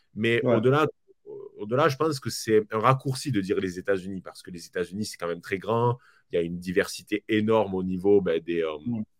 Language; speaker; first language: French; native; French